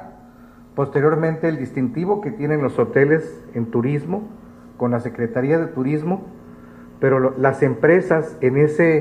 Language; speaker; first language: Spanish; native; Spanish